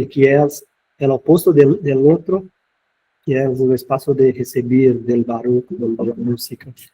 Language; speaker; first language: Spanish; non-native, fluent; Portuguese